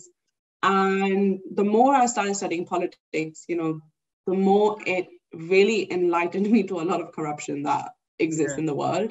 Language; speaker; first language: English; non-native, local second language; Urdu